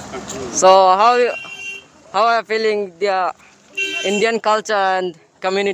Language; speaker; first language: English; non-native, learner; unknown